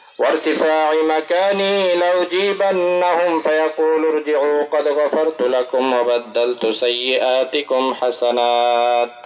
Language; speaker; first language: Arabic; non-native, fluent; Bangla